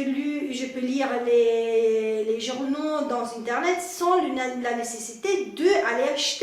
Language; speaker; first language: French; non-native, fluent; Spanish